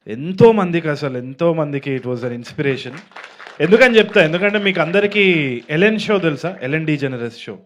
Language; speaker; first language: Telugu; native; Telugu